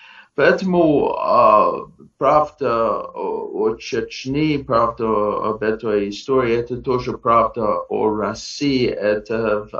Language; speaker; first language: Russian; non-native, fluent; English